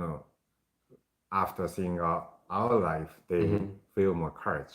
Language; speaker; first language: English; non-native, fluent; Japanese